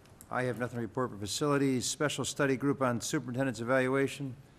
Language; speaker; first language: English; native; English